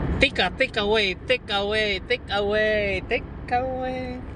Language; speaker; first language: English; non-native, learner; Filipino